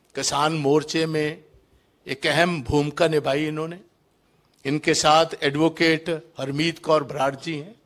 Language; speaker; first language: Hindi; non-native, local second language; Punjabi